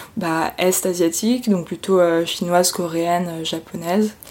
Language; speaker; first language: French; native; French